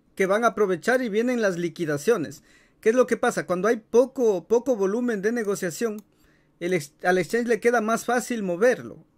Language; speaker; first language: Spanish; native; Spanish